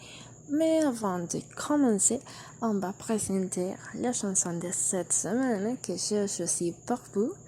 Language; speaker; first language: French; non-native, learner; Spanish